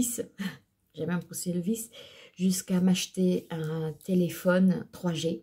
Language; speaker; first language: French; native; French